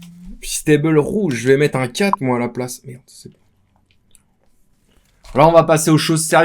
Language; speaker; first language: French; native; French